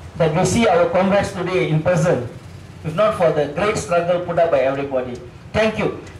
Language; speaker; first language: English; non-native, local second language; Tamil